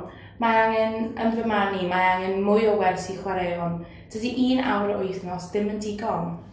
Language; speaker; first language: Welsh; non-native, learner; English